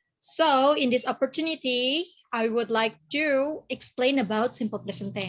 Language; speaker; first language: English; non-native, learner; Indonesian